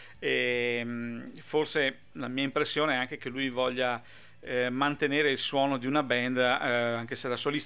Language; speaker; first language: Italian; native; Italian